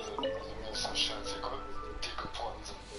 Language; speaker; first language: German; native; German